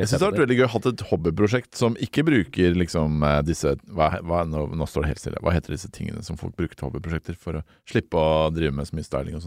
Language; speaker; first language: Norwegian; native; Norwegian